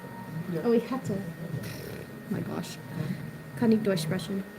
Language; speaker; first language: German; non-native, learner; English